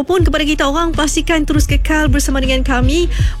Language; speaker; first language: Malay; native; Malay